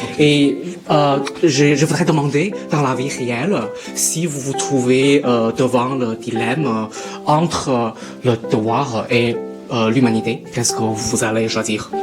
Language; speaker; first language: French; non-native, learner; Chinese